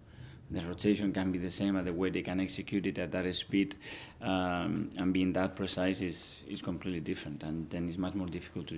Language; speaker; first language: English; non-native, fluent; Spanish